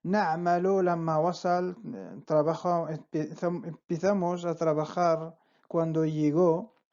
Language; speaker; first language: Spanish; non-native, fluent; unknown